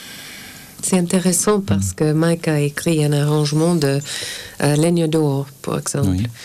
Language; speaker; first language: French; non-native, fluent; English